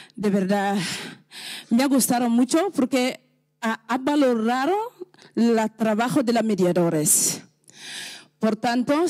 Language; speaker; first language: Spanish; non-native, learner; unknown